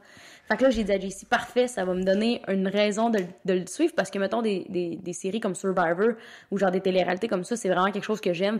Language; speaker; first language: French; native; French